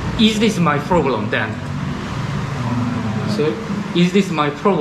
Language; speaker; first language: English; non-native, learner; Korean